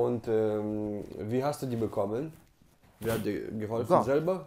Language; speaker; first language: German; native; German